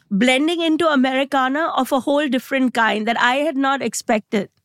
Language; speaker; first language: English; non-native, local second language; Gujarati